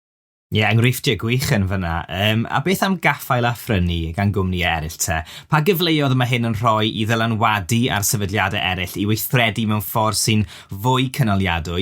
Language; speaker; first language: Welsh; native; Welsh